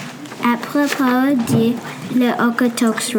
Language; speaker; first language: French; non-native, learner; English